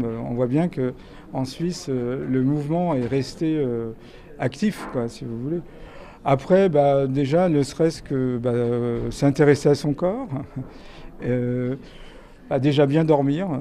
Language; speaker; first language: French; native; French